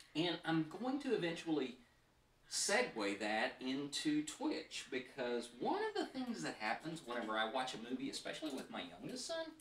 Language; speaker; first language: English; native; English